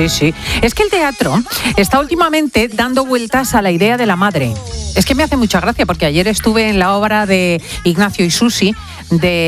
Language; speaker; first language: Spanish; native; Spanish